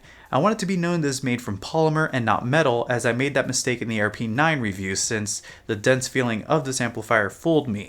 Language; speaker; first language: English; native; English